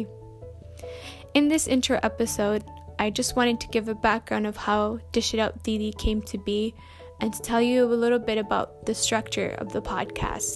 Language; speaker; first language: English; native; English